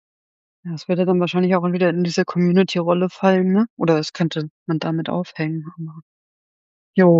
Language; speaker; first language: German; native; German